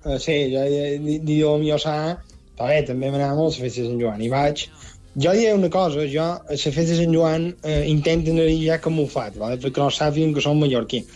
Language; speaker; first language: Catalan; native; Catalan